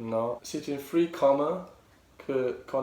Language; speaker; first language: French; non-native, learner; English